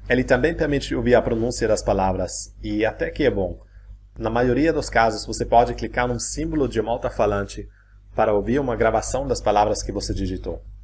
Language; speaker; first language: Portuguese; non-native, fluent; German